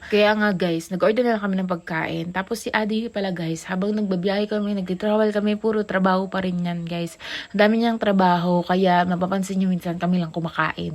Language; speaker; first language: Filipino; native; Filipino